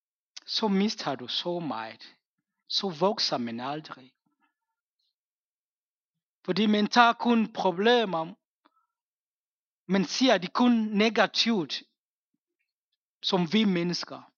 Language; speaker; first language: Danish; non-native, fluent; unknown